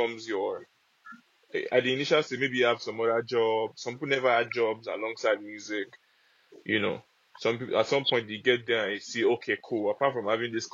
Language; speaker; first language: English; non-native, local second language; Yoruba